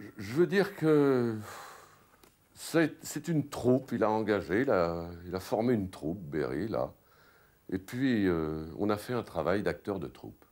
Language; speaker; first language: French; native; French